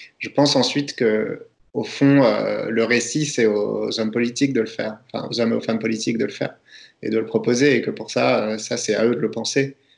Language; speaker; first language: French; native; French